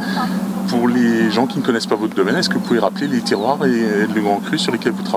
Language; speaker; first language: French; native; French